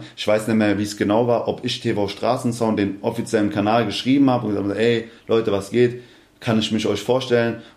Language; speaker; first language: German; native; German